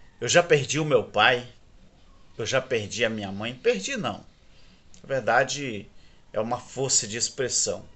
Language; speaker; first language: Portuguese; native; Portuguese